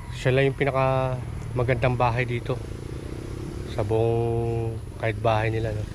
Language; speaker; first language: Filipino; non-native, local second language; Cebuano